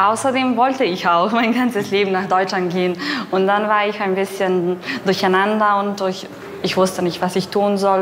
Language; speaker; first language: German; non-native, fluent; Bosnian